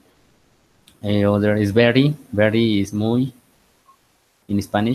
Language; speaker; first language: English; non-native, learner; Spanish